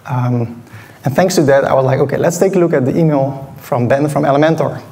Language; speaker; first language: English; non-native, fluent; Dutch